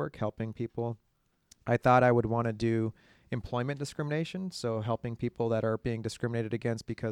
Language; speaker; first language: English; native; English